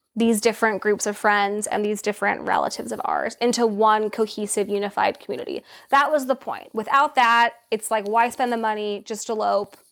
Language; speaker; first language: English; native; English